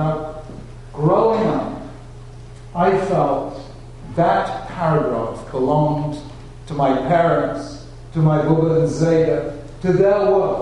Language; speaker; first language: English; native; English